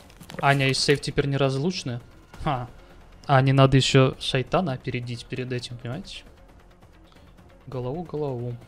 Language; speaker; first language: Russian; native; Russian